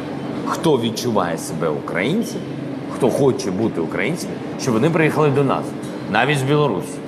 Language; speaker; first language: Ukrainian; non-native, local second language; Russian